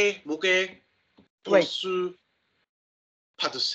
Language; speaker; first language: Korean; non-native, learner; English